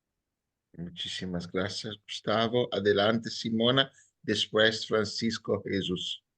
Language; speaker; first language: Spanish; native; Spanish